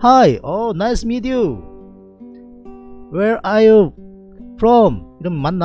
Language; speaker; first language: English; non-native, learner; Korean